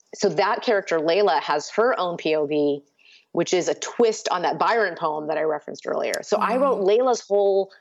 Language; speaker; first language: English; early bilingual, other home language; Urdu